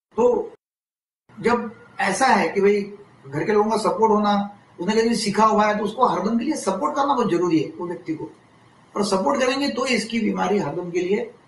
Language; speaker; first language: Hindi; non-native, local second language; Marathi